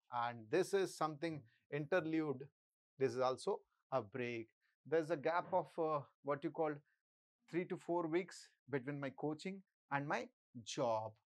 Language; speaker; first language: English; non-native, local second language; Telugu